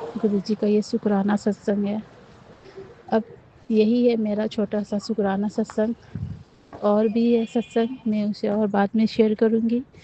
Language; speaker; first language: Hindi; non-native, local second language; Nepali